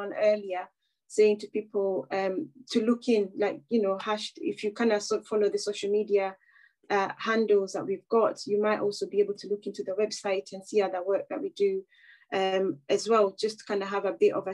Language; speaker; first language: English; non-native, local second language; Kikuyu